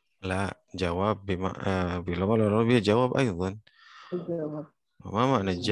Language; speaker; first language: Arabic; non-native, fluent; Indonesian